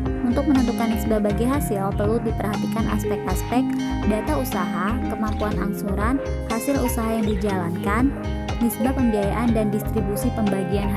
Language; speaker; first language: Indonesian; native; Indonesian